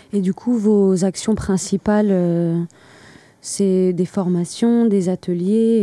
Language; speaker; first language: French; native; French